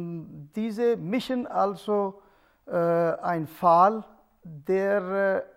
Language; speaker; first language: German; non-native, learner; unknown